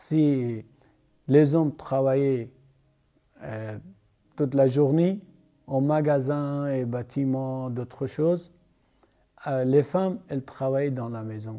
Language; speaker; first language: French; non-native, learner; Persian